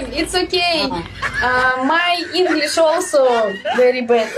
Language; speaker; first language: English; non-native, learner; Russian